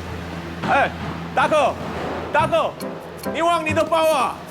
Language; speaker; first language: Chinese; non-native, learner; Korean